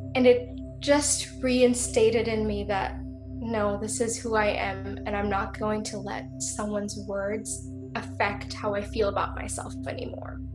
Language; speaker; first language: English; native; English